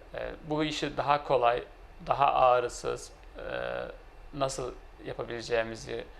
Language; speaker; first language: Turkish; native; Turkish